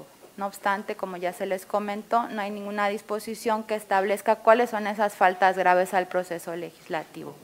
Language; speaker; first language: Spanish; native; Spanish